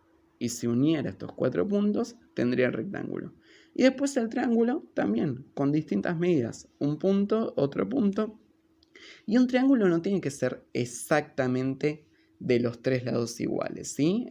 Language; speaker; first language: Spanish; native; Spanish